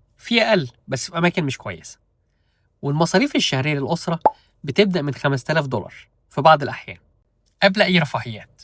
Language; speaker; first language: Arabic; native; Arabic